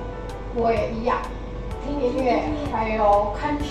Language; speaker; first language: Chinese; non-native, learner; Indonesian